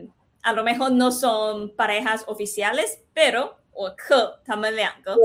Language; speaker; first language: Spanish; non-native, fluent; Chinese